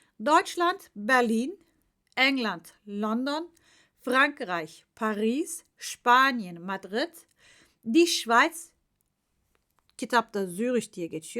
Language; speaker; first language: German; non-native, fluent; Turkish